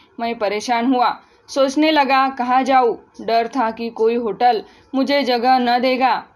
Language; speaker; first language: Hindi; non-native, local second language; Marathi